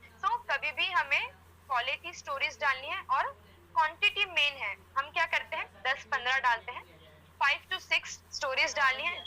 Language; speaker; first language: Hindi; non-native, local second language; Gujarati